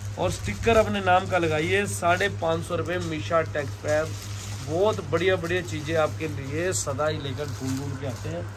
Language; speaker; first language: Hindi; non-native, local second language; Punjabi